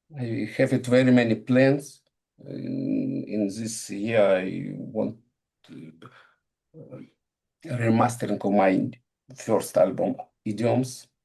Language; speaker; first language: English; non-native, learner; Russian